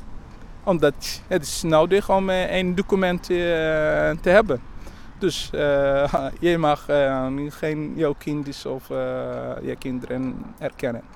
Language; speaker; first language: Dutch; non-native, learner; Somali